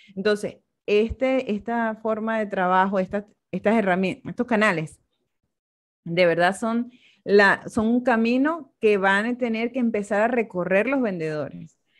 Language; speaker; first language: Spanish; native; Spanish